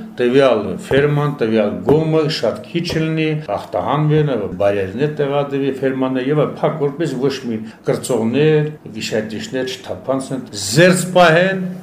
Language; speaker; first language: Armenian; native; Armenian